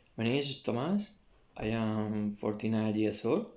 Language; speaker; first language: English; non-native, learner; Spanish